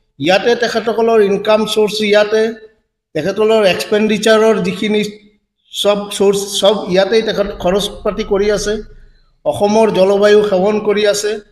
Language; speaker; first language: Assamese; non-native, local second language; Bangla